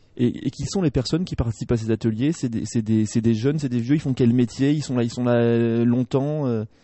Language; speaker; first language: French; native; French